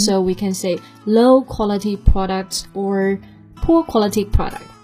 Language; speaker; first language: English; non-native, fluent; Chinese